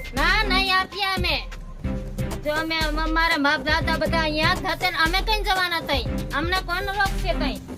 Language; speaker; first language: Gujarati; non-native, local second language; Rathawi